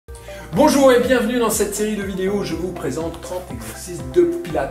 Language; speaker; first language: French; native; French